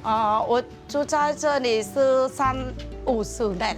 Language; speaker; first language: Chinese; non-native, learner; Vietnamese